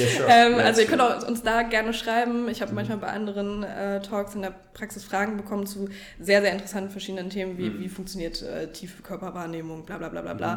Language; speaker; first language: German; native; German